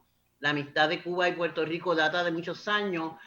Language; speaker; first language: Spanish; native; Spanish